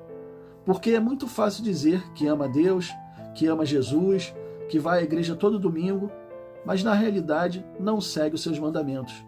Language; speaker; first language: Portuguese; native; Portuguese